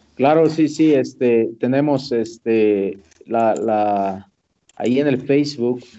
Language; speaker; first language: Spanish; native; Spanish